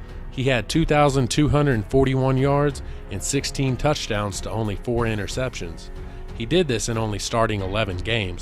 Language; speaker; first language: English; native; English